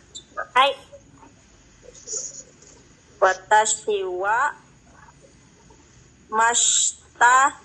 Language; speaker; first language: Japanese; non-native, learner; Filipino